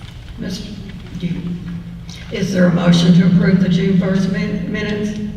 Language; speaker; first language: English; native; English